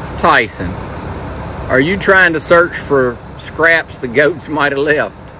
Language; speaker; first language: English; native; English